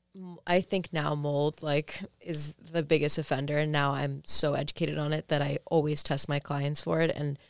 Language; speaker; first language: English; early bilingual, other home language; Greek